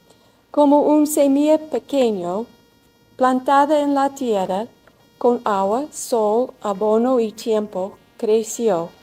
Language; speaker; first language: Spanish; non-native, learner; English